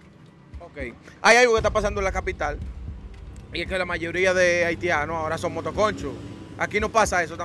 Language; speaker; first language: Spanish; native; Spanish